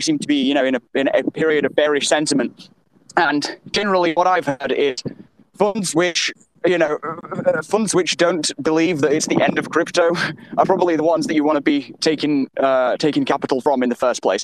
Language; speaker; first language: English; native; English